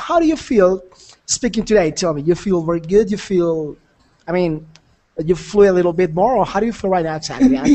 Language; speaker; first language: English; non-native, fluent; Spanish